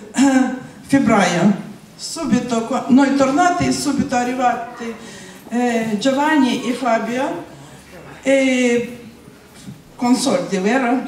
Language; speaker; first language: Italian; non-native, learner; Russian